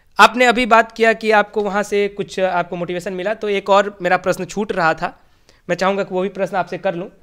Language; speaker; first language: Hindi; native; Hindi